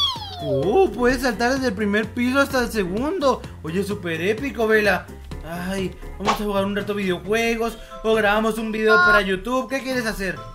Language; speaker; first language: Spanish; native; Spanish